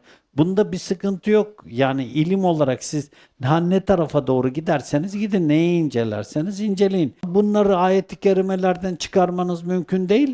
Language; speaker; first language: Turkish; native; Turkish